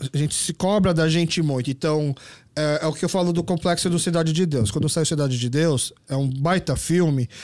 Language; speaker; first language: Portuguese; early bilingual, other home language; Korean